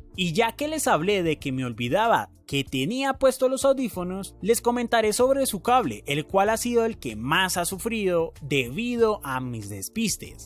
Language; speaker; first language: Spanish; native; Spanish